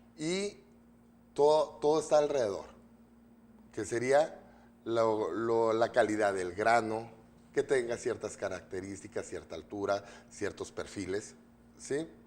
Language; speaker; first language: Spanish; native; Spanish